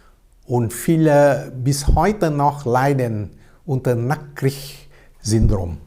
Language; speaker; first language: German; non-native, learner; Vietnamese